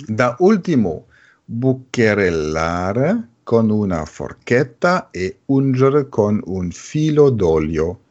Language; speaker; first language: German; native; German